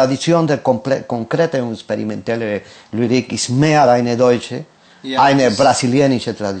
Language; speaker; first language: German; non-native, fluent; Spanish